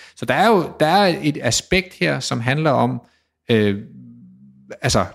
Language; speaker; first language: Danish; native; Danish